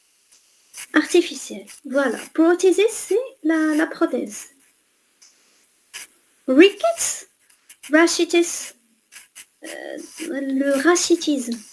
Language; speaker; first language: French; non-native, fluent; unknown